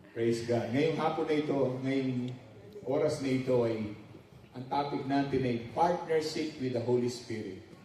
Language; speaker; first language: Filipino; non-native, local second language; Pampanga